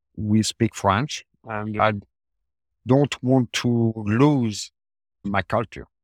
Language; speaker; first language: English; non-native, learner; French